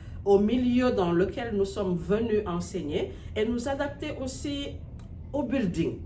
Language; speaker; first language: French; non-native, local second language; Wolof